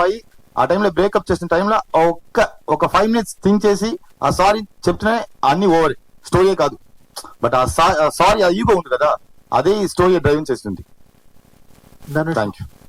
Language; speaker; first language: Telugu; non-native, learner; Tamil